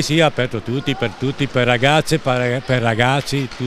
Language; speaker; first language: Italian; non-native, fluent; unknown